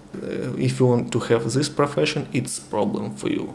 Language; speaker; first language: English; non-native, learner; Ukrainian